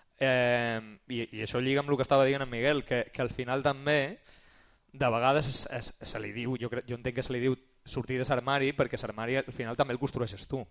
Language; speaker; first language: Catalan; native; Catalan